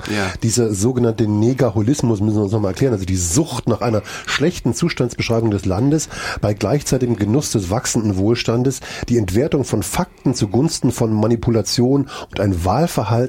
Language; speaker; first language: German; native; German